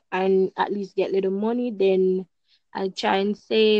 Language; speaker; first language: English; non-native, local second language; Jamaican Creole English